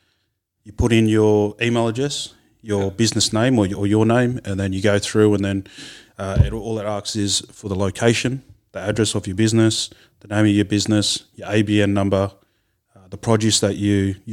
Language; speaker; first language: English; native; English